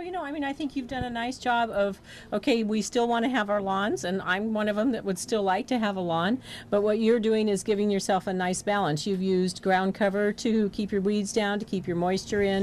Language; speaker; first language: English; native; English